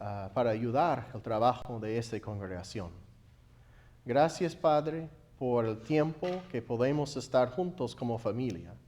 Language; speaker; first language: Spanish; non-native, fluent; English